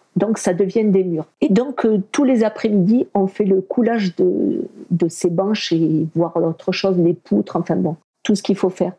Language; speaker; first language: French; early bilingual, other home language; Spanish